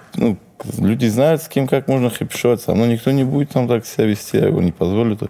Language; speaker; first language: Russian; non-native, local second language; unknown